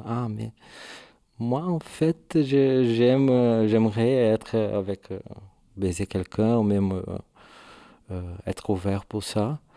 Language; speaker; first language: French; non-native, learner; Portuguese